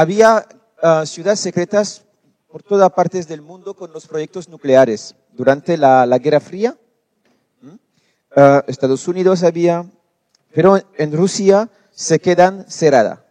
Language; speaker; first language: Spanish; non-native, learner; French